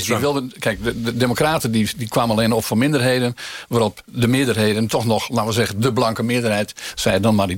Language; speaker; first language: Dutch; native; Dutch